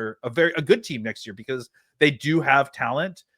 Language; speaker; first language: English; native; English